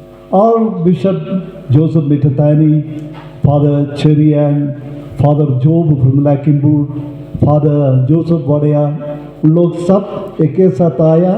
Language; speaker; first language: Hindi; non-native, local second language; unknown